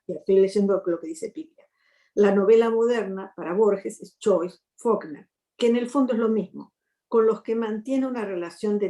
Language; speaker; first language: Spanish; native; Spanish